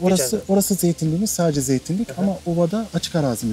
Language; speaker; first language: Turkish; native; Turkish